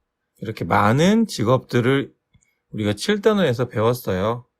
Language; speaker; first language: Korean; native; Korean